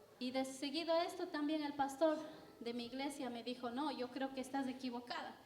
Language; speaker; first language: Spanish; native; Spanish